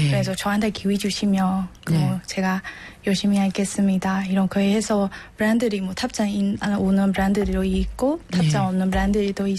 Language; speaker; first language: Korean; non-native, learner; Burmese